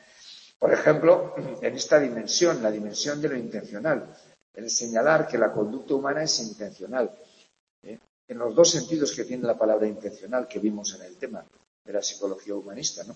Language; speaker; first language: Spanish; native; Spanish